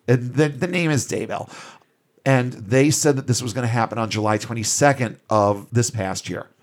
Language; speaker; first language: English; native; English